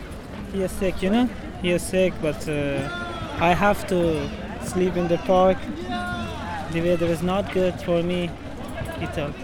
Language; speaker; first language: English; non-native, learner; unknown